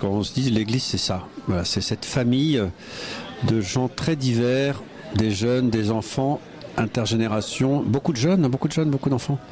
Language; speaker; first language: French; native; French